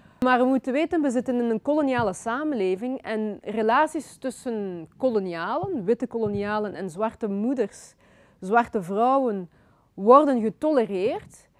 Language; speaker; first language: Dutch; early bilingual, other home language; Lingala